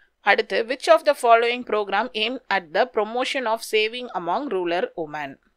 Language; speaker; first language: English; non-native, local second language; Tamil